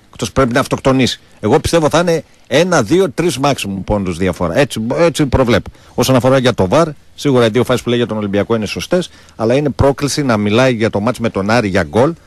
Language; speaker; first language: Greek; native; Greek